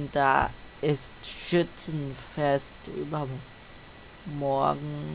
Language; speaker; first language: German; native; German